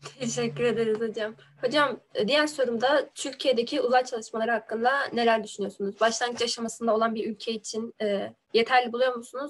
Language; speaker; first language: Turkish; native; Turkish